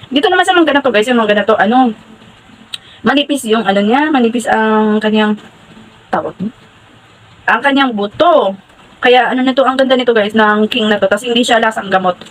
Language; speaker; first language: Filipino; non-native, local second language; Hiligaynon